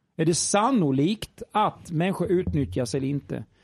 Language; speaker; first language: Swedish; native; Swedish